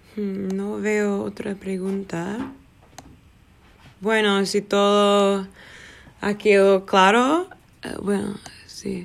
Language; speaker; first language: Spanish; non-native, learner; Portuguese